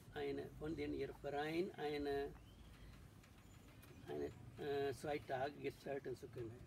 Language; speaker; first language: German; non-native, learner; Sinhala